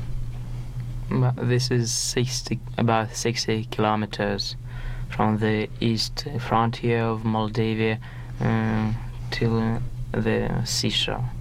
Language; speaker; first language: English; non-native, fluent; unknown